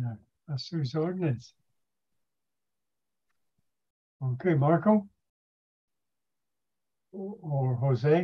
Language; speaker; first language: Spanish; non-native, learner; English